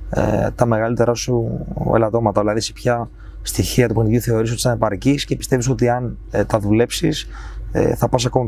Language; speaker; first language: Greek; native; Greek